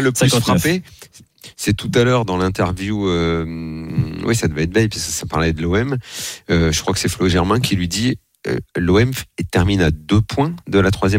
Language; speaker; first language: French; native; French